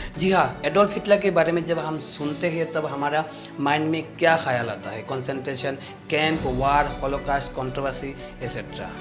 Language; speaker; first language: Hindi; non-native, local second language; Bangla